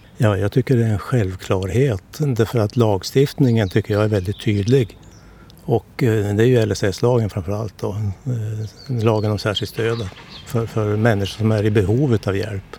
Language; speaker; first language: Swedish; native; Swedish